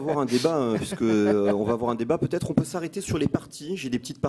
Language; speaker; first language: French; native; French